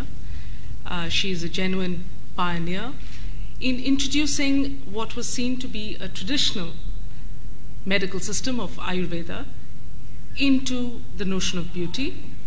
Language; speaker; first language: English; non-native, local second language; Bangla